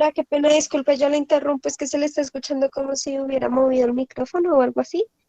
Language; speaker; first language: Spanish; native; Spanish